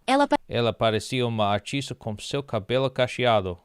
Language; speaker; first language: Portuguese; non-native, learner; English